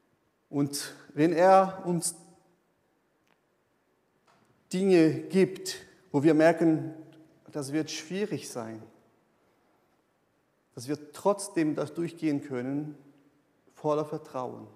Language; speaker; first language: German; non-native, fluent; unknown